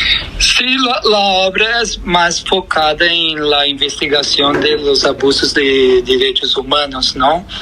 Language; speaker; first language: Spanish; non-native, fluent; Portuguese